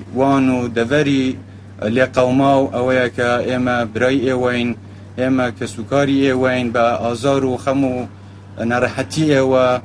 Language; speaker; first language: Central Kurdish; non-native, local second language; Kurdish